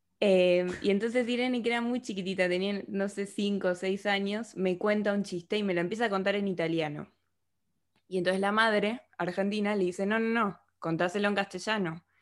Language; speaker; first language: Spanish; native; Spanish